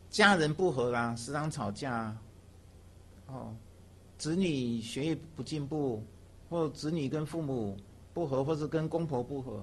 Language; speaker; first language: Chinese; native; Chinese